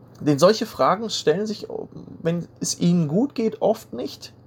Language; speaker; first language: German; native; German